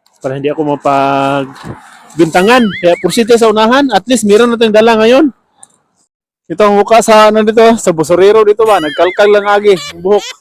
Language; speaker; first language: Filipino; non-native, local second language; Cebuano